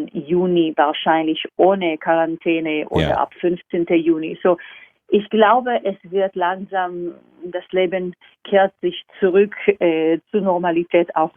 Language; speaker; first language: German; non-native, fluent; Hebrew